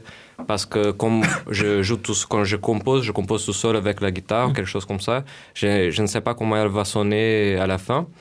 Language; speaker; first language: French; non-native, fluent; Portuguese